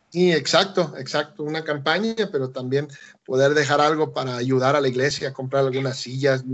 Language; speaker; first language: Spanish; native; Spanish